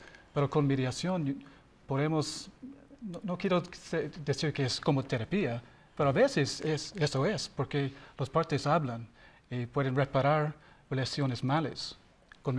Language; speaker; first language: Spanish; non-native, learner; English